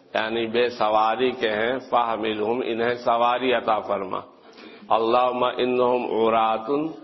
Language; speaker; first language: Urdu; native; Urdu